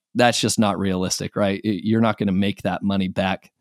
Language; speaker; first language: English; native; English